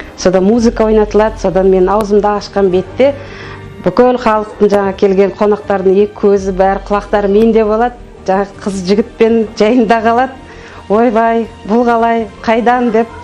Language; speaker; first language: Kazakh; non-native, local second language; Russian